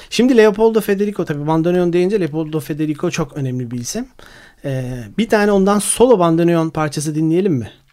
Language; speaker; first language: Turkish; native; Turkish